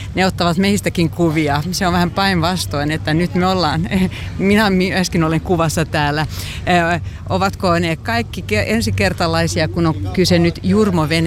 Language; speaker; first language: Finnish; non-native, local second language; Swedish